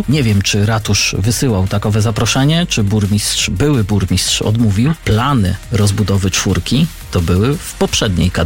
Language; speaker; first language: Polish; native; Polish